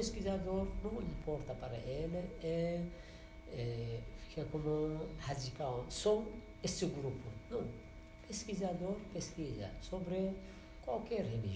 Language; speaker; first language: Portuguese; non-native, learner; Persian